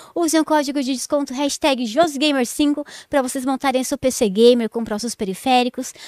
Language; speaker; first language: Portuguese; native; Portuguese